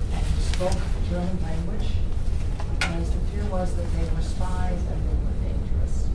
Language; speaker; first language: English; native; English